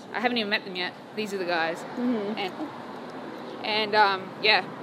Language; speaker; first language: English; native; English